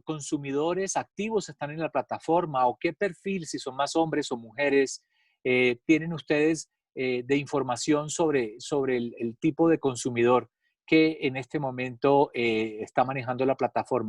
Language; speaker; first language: Spanish; native; Spanish